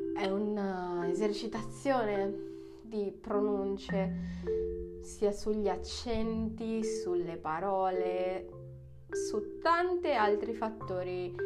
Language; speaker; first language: Italian; non-native, fluent; Filipino